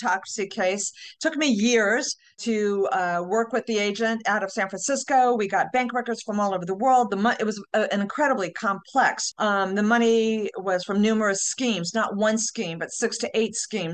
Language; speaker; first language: English; native; English